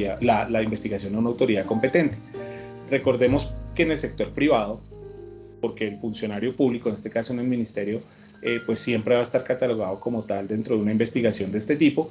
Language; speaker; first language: Spanish; native; Spanish